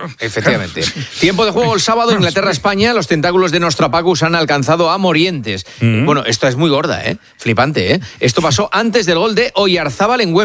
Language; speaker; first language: Spanish; native; Spanish